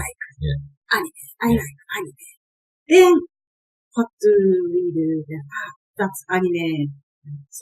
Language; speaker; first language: English; non-native, learner; Japanese